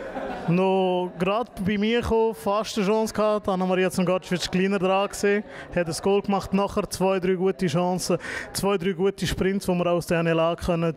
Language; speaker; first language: German; native; German